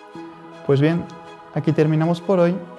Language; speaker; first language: Spanish; native; Spanish